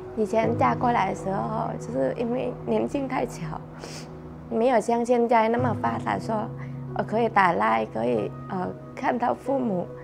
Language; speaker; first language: Chinese; non-native, fluent; Vietnamese